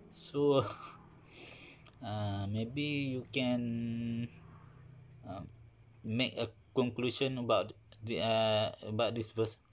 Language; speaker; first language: English; non-native, learner; Malay